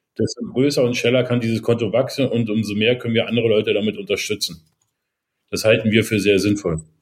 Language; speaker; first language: German; native; German